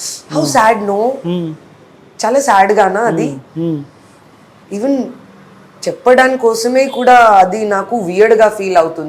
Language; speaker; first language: Telugu; non-native, fluent; Hindi